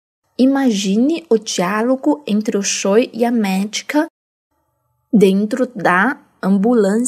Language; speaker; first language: Portuguese; non-native, fluent; Chinese